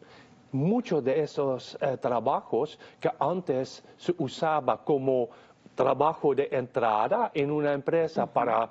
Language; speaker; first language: Spanish; non-native, fluent; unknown